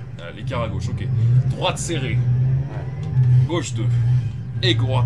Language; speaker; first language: French; native; French